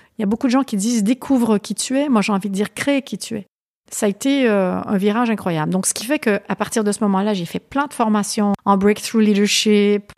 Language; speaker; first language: French; native; French